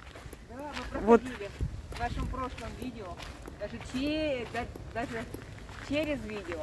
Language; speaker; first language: Russian; native; Russian